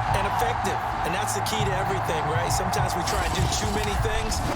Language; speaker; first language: English; native; English